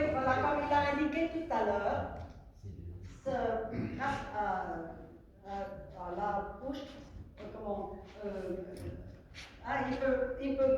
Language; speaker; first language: French; non-native, fluent; Vietnamese